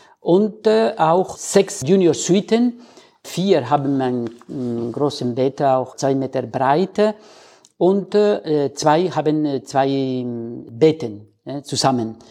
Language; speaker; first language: German; non-native, fluent; Spanish